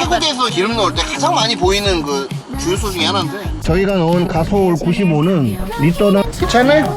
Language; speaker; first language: Korean; native; Korean